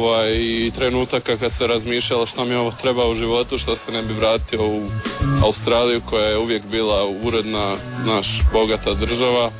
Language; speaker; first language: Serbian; early bilingual, heritage; Serbian